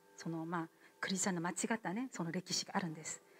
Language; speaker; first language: Japanese; non-native, fluent; Korean